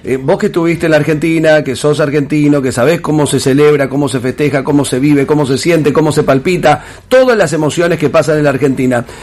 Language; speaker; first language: Spanish; native; Spanish